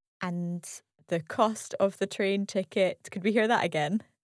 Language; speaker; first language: English; native; English